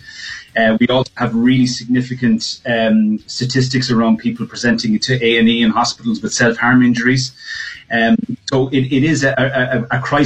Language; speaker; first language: English; native; English